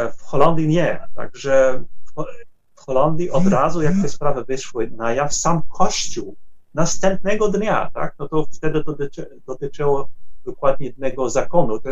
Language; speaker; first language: Polish; non-native, fluent; Dutch